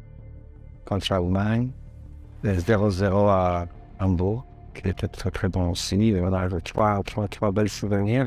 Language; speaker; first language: French; non-native, learner; Polish